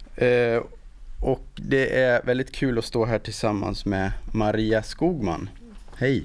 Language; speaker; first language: Swedish; native; Swedish